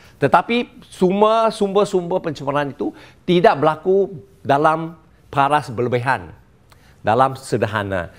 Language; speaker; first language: Malay; non-native, local second language; Chinese